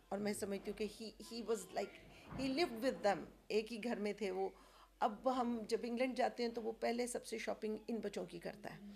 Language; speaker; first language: Urdu; native; Urdu